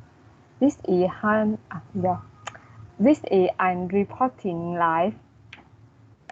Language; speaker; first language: English; non-native, learner; Vietnamese